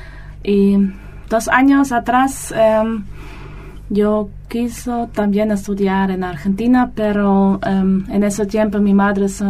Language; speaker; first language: Spanish; non-native, learner; German